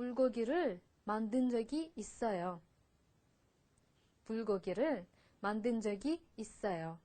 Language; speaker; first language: Korean; non-native, fluent; Russian